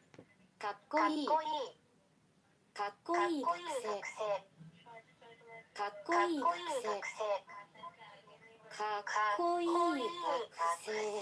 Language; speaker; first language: Japanese; non-native, learner; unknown